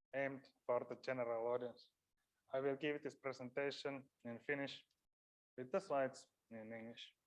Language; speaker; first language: English; non-native, fluent; Finnish